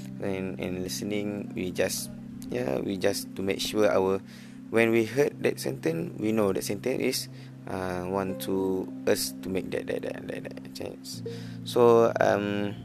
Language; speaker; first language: English; non-native, learner; Malay